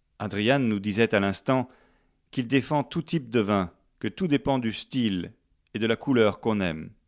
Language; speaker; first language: French; native; French